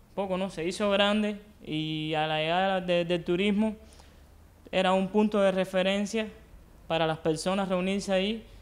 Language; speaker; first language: Spanish; native; Spanish